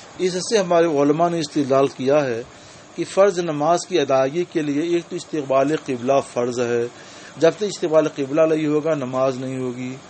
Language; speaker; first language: Urdu; native; Urdu